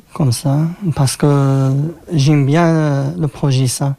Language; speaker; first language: French; non-native, learner; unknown